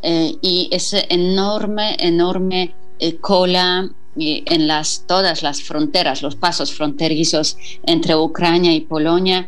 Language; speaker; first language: Spanish; non-native, fluent; Polish